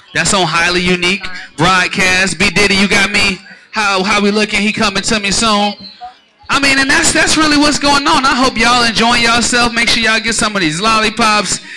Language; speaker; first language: English; native; English